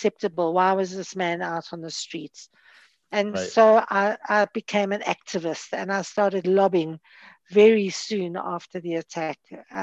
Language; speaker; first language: English; native; English